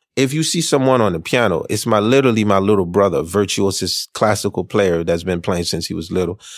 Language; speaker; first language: English; early bilingual, other home language; Haitian Creole